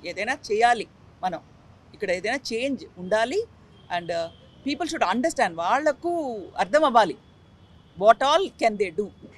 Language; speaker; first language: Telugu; non-native, local second language; Tamil